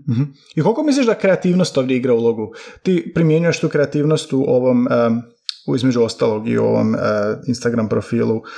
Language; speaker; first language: Croatian; native; Croatian